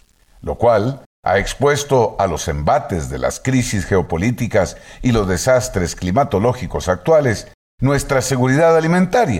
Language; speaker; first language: Spanish; native; Spanish